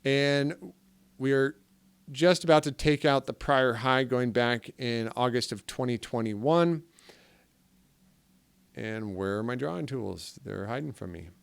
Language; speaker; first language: English; native; English